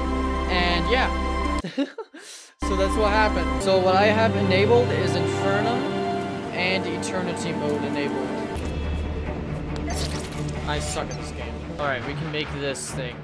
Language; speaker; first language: English; native; English